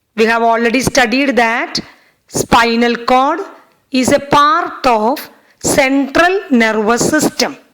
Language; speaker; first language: English; non-native, local second language; Malayalam